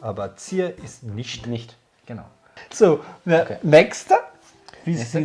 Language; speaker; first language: German; non-native, learner; Malagasy